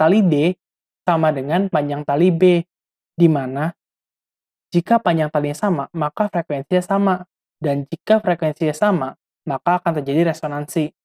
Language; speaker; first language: Indonesian; native; Indonesian